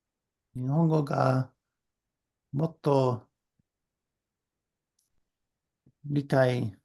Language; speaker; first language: Japanese; non-native, learner; English